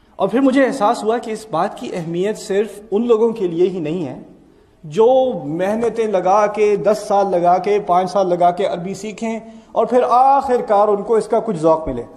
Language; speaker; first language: Urdu; early bilingual, heritage; Urdu